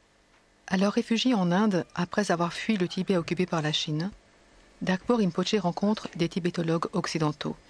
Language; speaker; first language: French; native; French